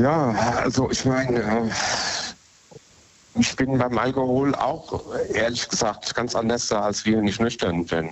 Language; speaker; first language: German; native; German